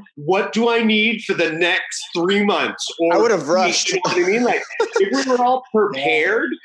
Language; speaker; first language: English; native; English